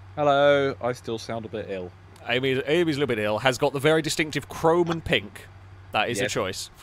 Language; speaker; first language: English; native; English